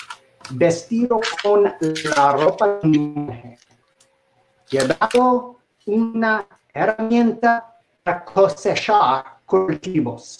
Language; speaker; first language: Spanish; non-native, learner; English